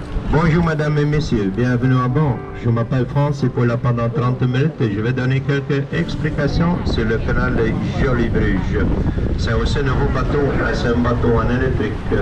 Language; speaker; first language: French; non-native, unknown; Dutch